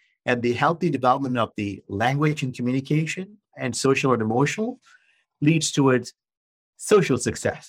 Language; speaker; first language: English; non-native, local second language; Tamil